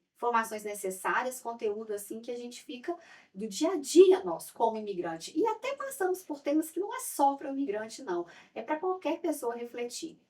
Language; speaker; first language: Portuguese; native; Portuguese